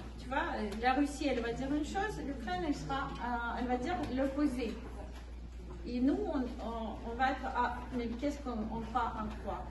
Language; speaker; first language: French; non-native, fluent; Ukrainian